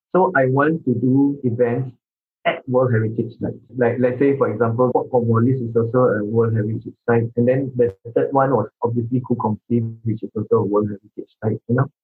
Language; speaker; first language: English; non-native, local second language; Min Nan Chinese